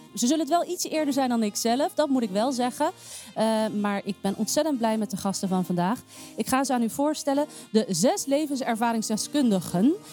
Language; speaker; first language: Dutch; native; Dutch